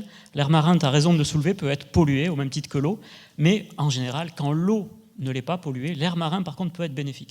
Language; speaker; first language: French; native; French